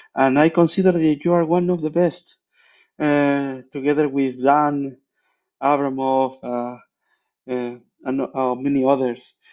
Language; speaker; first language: English; non-native, fluent; Spanish